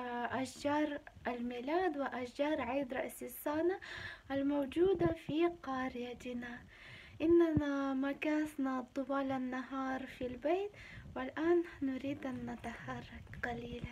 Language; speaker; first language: Arabic; non-native, fluent; Ukrainian